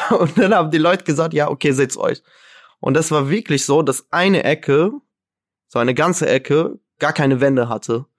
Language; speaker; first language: German; non-native, fluent; Arabic